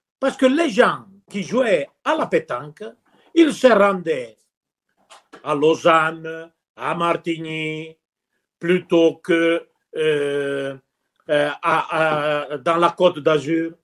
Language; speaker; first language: French; non-native, local second language; Italian